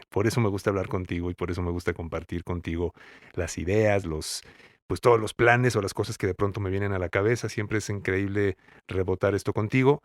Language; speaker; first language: Spanish; native; Spanish